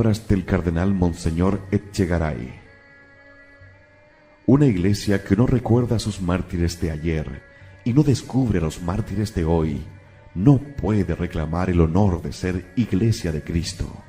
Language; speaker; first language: Spanish; native; Spanish